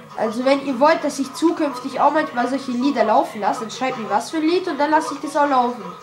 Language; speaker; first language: German; early bilingual, other home language; Albanian